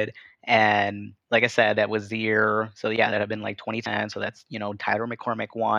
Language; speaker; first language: English; native; English